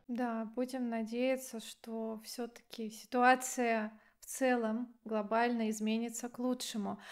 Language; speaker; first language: Russian; native; Russian